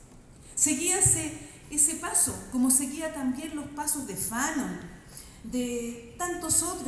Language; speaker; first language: Spanish; native; Spanish